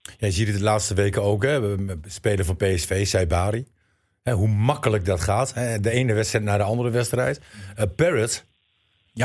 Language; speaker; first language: Dutch; native; Dutch